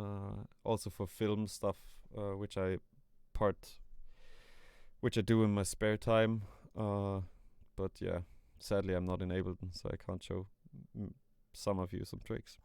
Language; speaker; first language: English; non-native, fluent; German